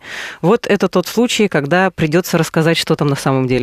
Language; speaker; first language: Russian; native; Russian